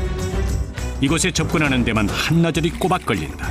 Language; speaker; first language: Korean; native; Korean